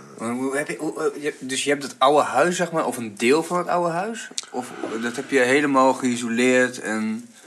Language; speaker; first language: Dutch; early bilingual, other home language; Bulgarian